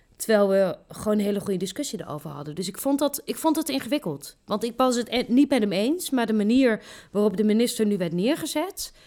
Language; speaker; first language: Dutch; native; Dutch